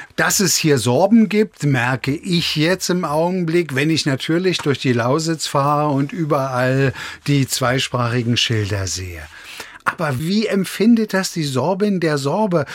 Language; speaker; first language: German; native; German